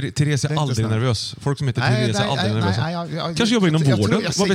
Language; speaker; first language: Swedish; native; Swedish